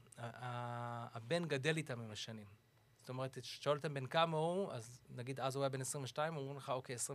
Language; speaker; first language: Hebrew; early bilingual, other home language; English